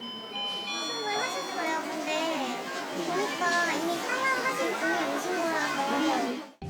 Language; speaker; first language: Korean; native; Korean